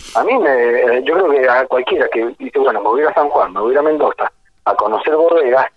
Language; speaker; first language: Spanish; native; Spanish